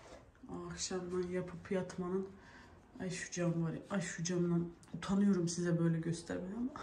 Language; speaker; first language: Turkish; early bilingual, heritage; Turkish